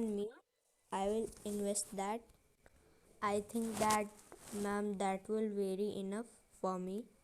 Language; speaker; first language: English; non-native, learner; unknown